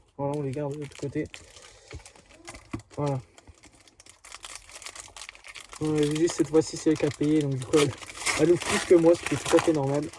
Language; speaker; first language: French; native; French